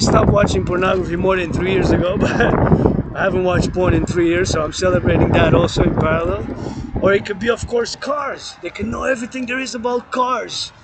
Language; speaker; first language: English; non-native, local second language; French